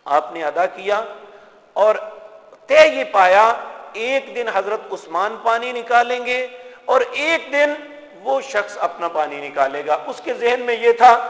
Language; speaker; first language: Urdu; non-native, local second language; Punjabi